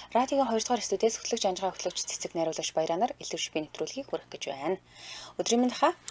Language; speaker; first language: Mongolian; native; Mongolian